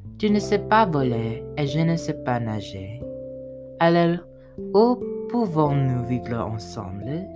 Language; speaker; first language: French; non-native, learner; English